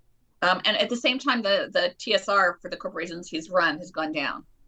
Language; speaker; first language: English; native; English